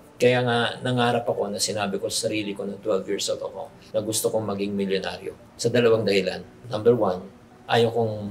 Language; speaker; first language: Filipino; native; Filipino